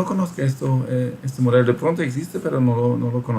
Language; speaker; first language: Spanish; non-native, fluent; German